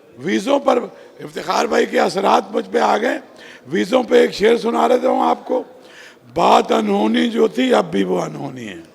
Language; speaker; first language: Urdu; native; Urdu